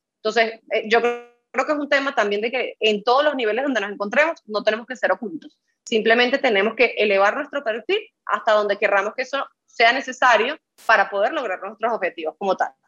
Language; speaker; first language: Spanish; native; Spanish